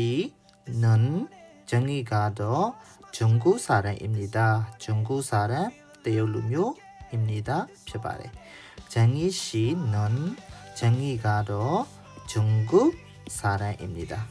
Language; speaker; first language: Korean; non-native, fluent; Burmese